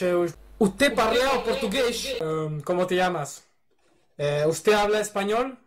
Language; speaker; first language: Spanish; non-native, learner; French